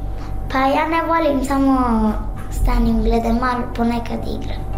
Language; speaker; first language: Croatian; non-native, learner; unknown